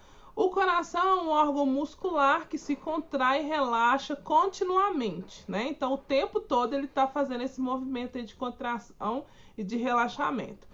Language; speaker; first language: Portuguese; native; Portuguese